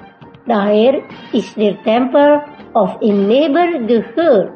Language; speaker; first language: German; non-native, fluent; Indonesian